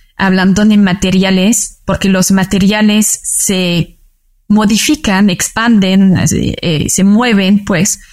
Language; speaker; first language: Spanish; non-native, fluent; French